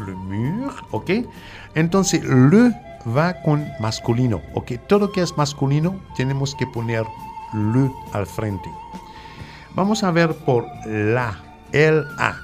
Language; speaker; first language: Spanish; non-native, fluent; French